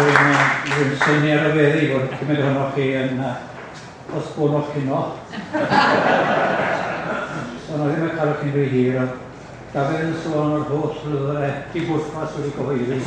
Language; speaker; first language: Welsh; native; Welsh